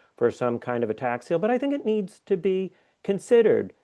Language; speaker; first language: English; native; English